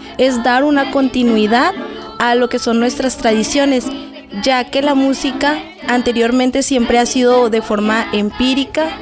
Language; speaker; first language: Spanish; non-native, local second language; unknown